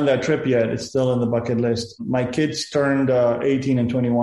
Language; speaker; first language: English; non-native, fluent; Spanish